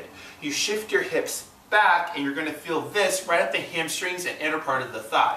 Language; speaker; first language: English; native; English